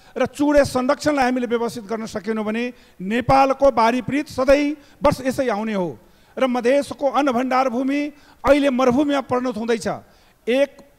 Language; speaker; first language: Nepali; non-native, local second language; Maithili